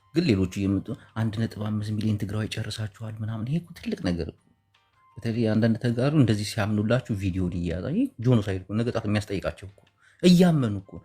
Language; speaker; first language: Amharic; non-native, local second language; Tigrinya